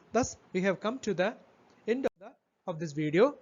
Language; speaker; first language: English; non-native, local second language; Malayalam